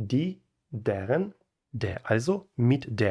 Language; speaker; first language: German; non-native, fluent; Ukrainian